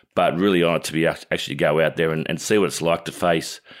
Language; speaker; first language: English; native; English